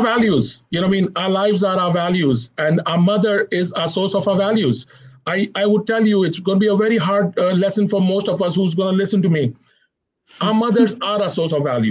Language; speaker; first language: English; non-native, local second language; Hindi